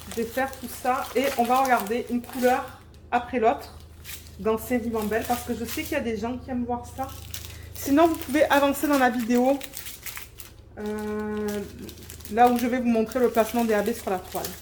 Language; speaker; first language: French; native; French